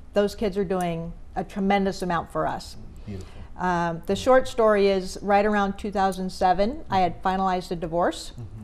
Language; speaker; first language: English; native; English